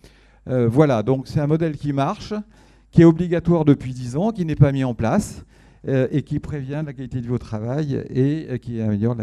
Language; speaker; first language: French; native; French